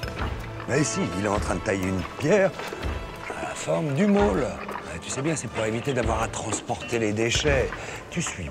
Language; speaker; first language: French; native; French